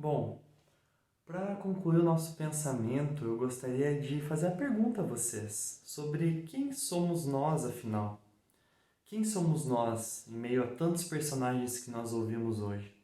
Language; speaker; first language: Portuguese; native; Portuguese